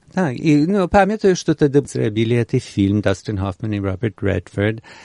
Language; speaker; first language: Belarusian; early bilingual, heritage; Belarusian